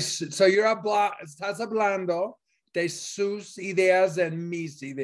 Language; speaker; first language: Spanish; non-native, fluent; English